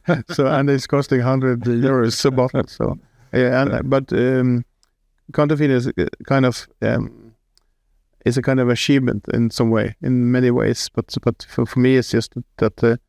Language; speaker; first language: English; non-native, fluent; Norwegian